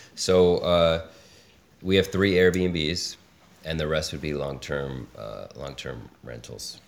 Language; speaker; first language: English; native; English